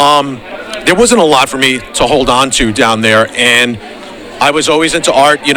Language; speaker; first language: English; native; English